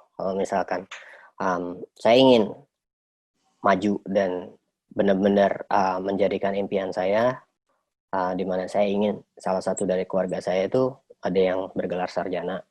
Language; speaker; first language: Indonesian; native; Indonesian